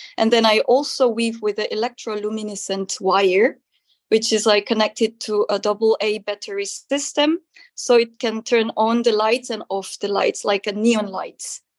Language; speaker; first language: English; non-native, fluent; Korean